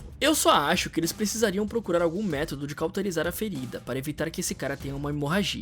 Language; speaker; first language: Portuguese; native; Portuguese